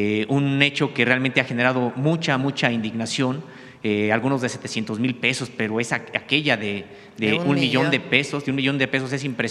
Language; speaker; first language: Spanish; native; Spanish